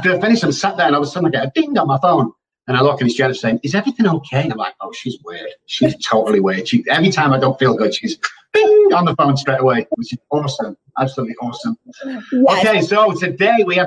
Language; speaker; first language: English; native; English